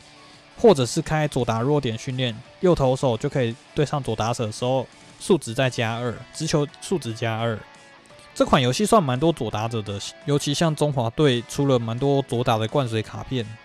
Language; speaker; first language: Chinese; native; Chinese